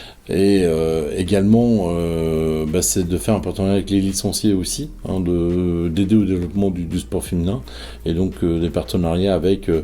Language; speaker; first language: French; native; French